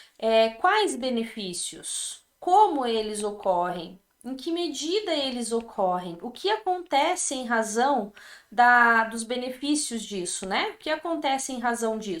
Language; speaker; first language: Portuguese; native; Portuguese